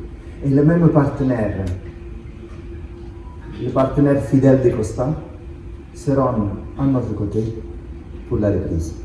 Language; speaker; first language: French; non-native, fluent; Italian